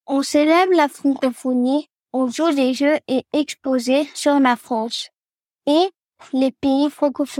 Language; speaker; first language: French; early bilingual, other home language; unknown